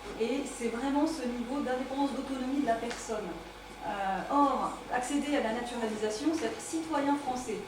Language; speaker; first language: French; native; French